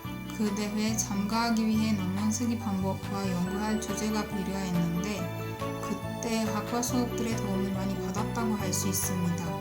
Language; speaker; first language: Korean; non-native, learner; Turkish